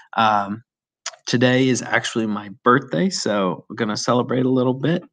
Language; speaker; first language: English; native; English